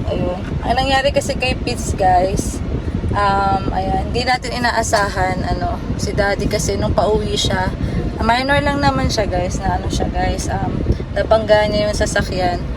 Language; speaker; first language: Filipino; native; Filipino